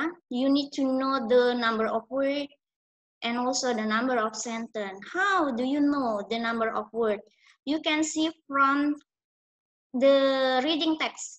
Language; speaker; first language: English; non-native, fluent; Indonesian